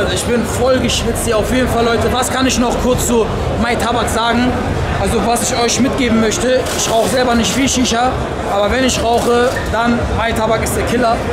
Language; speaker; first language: German; native; German